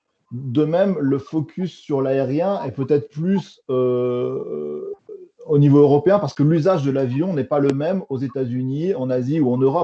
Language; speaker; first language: French; native; French